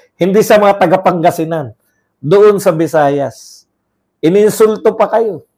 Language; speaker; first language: Filipino; non-native, local second language; Iloko